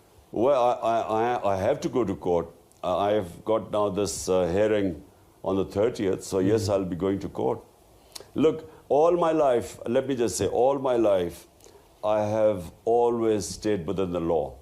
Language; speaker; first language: English; non-native, local second language; Urdu